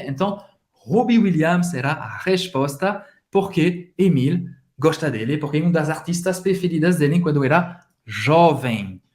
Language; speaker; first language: Portuguese; non-native, fluent; French